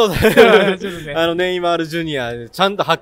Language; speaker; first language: Japanese; native; Japanese